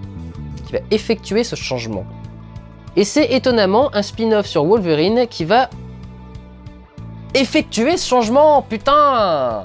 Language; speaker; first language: French; native; French